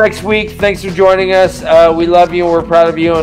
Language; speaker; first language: English; native; English